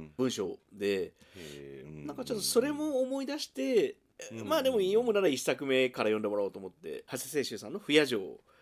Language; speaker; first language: Japanese; native; Japanese